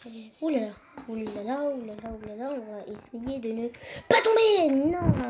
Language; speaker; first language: French; native; French